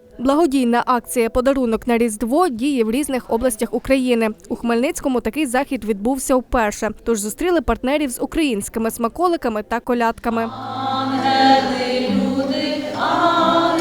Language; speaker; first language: Ukrainian; native; Ukrainian